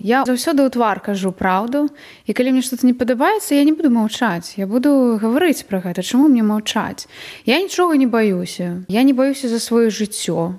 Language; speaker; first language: Belarusian; non-native, local second language; Russian